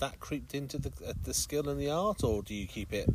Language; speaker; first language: English; native; English